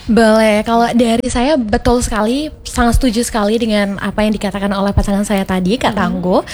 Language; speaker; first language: Indonesian; non-native, local second language; Sasak